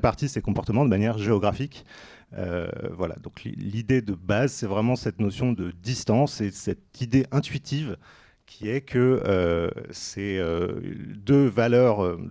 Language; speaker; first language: French; native; French